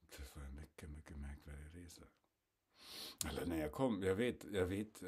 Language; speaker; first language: Swedish; non-native, fluent; German